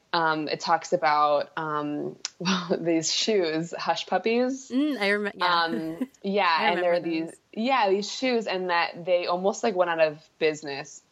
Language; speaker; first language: English; native; English